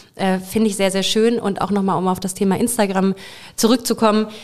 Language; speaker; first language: German; native; German